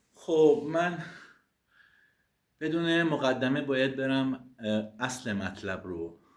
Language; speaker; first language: Persian; native; Persian